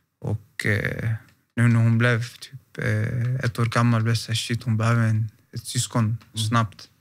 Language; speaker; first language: Swedish; native; Swedish